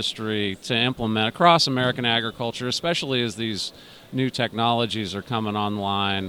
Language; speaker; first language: English; native; English